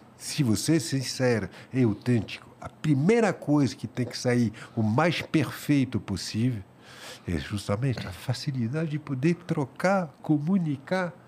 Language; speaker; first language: Portuguese; non-native, fluent; French